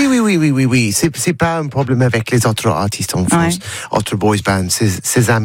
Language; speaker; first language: French; non-native, learner; English